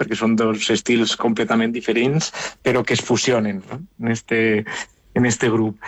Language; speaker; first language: Catalan; native; Catalan